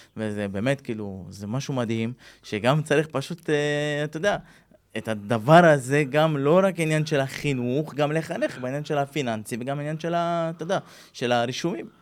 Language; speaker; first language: Hebrew; non-native, local second language; Arabic